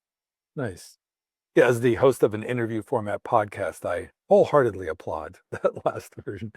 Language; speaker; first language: English; native; English